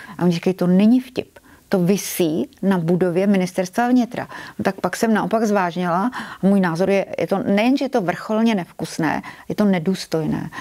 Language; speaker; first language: Czech; native; Czech